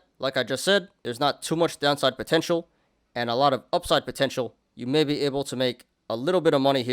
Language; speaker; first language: English; native; English